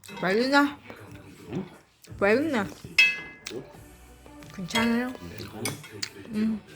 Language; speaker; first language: Korean; non-native, learner; Filipino